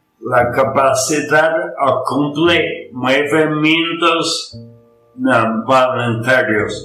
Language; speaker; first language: Spanish; non-native, learner; English